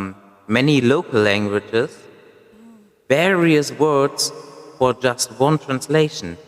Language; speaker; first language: English; non-native, fluent; German